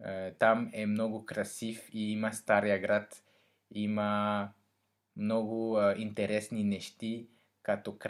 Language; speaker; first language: Bulgarian; non-native, learner; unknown